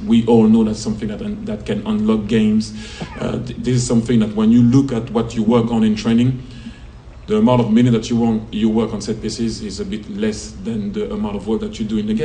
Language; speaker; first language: English; non-native, fluent; French